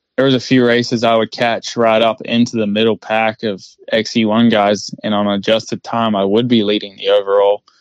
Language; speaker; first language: English; native; English